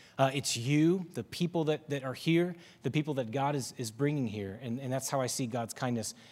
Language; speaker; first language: English; native; English